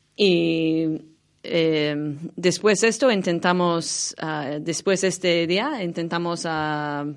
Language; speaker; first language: Spanish; non-native, learner; English